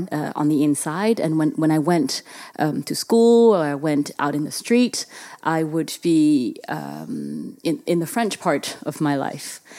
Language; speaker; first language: English; early bilingual, other home language; Chinese